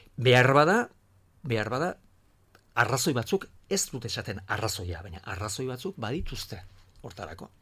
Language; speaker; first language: Basque; non-native, local second language; Spanish